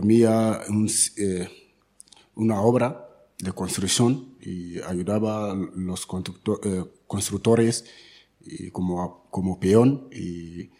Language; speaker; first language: Spanish; non-native, learner; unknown